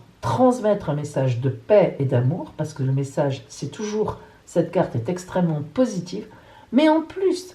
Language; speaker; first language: French; native; French